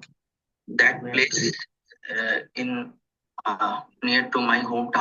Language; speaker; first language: English; non-native, learner; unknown